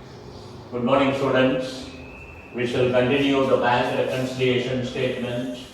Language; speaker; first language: English; non-native, local second language; Tamil